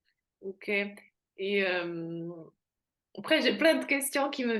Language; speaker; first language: French; non-native, fluent; Slovak